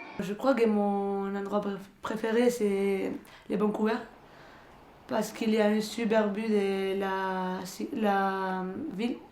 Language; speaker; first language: French; non-native, fluent; Spanish